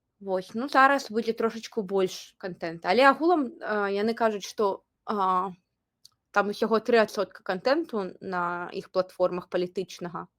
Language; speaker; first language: Belarusian; native; Belarusian